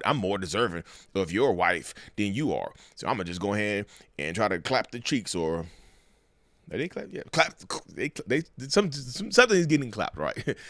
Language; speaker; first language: English; native; English